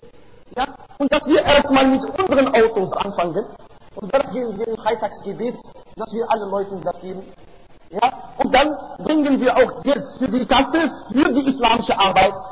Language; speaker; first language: German; non-native, fluent; Arabic